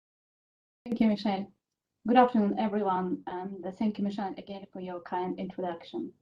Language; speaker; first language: English; non-native, fluent; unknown